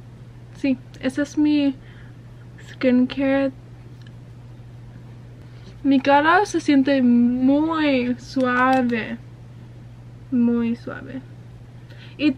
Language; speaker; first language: Spanish; early bilingual, heritage; Spanish